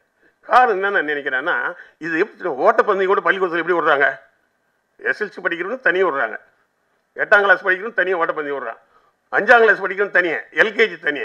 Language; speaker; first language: Tamil; native; Tamil